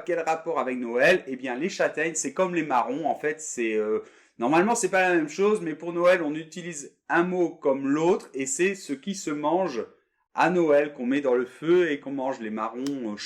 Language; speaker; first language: French; native; French